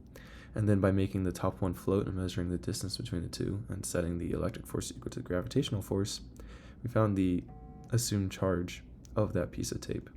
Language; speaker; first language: English; native; English